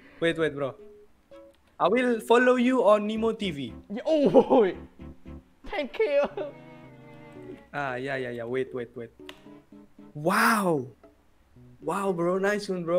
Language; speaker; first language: English; non-native, learner; Indonesian